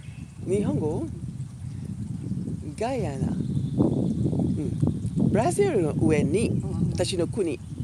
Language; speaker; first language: Japanese; non-native, learner; English